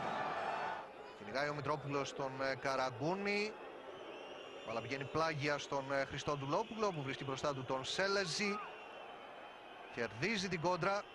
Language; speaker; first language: Greek; native; Greek